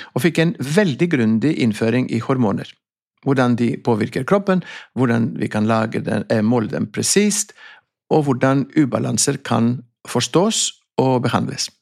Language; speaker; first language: Norwegian; non-native, fluent; Greek